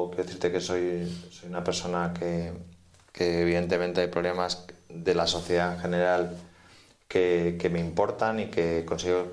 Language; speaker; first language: Spanish; native; Spanish